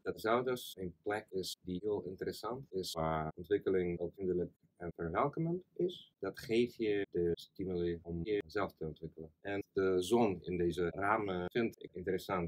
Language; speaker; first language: Dutch; non-native, fluent; Russian